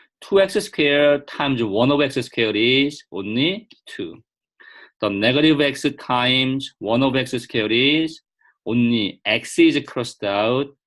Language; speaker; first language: English; non-native, fluent; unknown